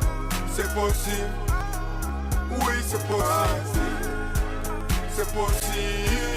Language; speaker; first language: French; non-native, local second language; Wolof